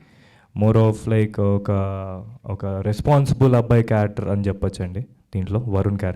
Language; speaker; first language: Telugu; native; Telugu